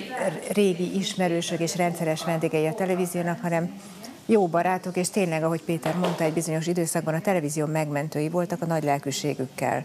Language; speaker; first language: Hungarian; native; Hungarian